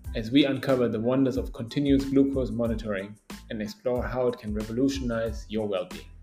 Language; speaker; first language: English; non-native, fluent; German